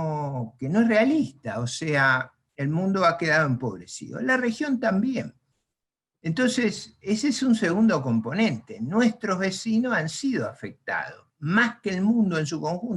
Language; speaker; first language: Spanish; native; Spanish